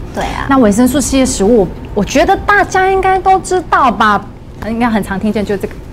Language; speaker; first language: Chinese; native; Chinese